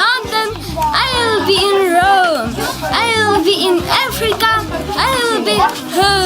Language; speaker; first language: English; non-native, learner; Tajik